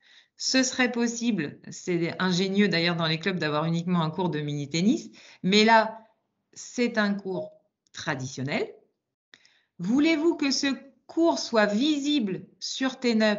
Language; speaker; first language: French; native; French